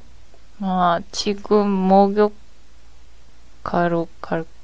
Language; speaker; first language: Korean; non-native, learner; Japanese